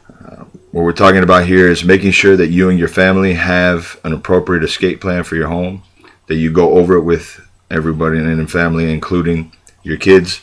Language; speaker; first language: English; native; English